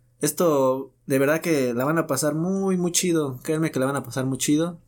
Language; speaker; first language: Spanish; native; Spanish